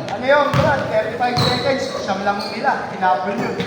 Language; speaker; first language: Filipino; native; Filipino